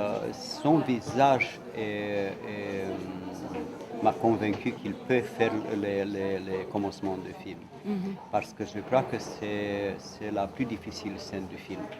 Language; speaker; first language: French; non-native, fluent; Romanian